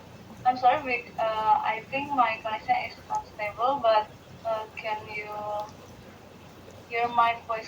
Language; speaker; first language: English; non-native, learner; Indonesian